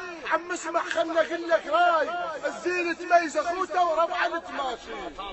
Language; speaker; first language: Arabic; native; Arabic